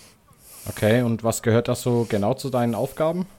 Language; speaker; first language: German; native; German